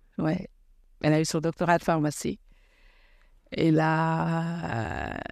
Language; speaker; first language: French; non-native, local second language; Wolof